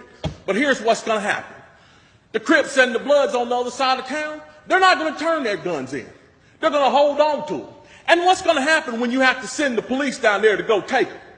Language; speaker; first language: English; native; English